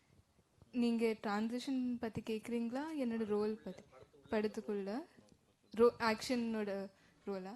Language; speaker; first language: Tamil; non-native, learner; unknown